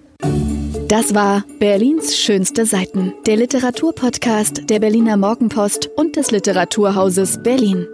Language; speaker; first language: German; native; German